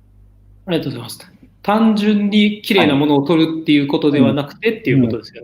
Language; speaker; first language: Japanese; native; Japanese